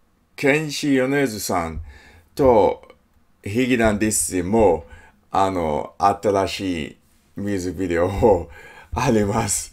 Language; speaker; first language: Japanese; non-native, learner; English